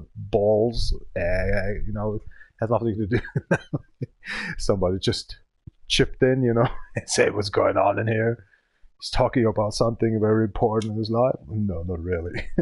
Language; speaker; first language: English; non-native, learner; German